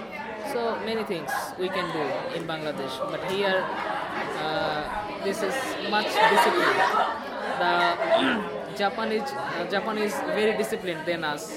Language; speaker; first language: English; non-native, learner; Bangla